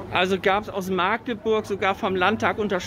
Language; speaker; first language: German; native; German